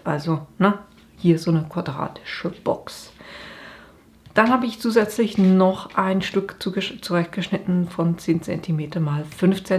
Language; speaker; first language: German; native; German